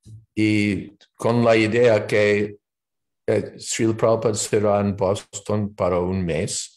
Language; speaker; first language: Spanish; non-native, fluent; English